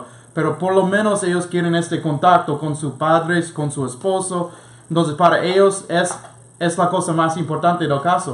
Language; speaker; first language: Spanish; non-native, fluent; English